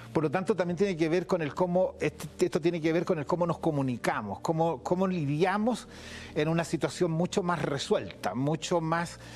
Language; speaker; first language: Spanish; native; Spanish